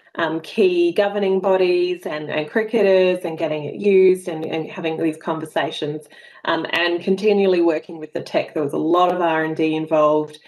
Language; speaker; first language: English; native; English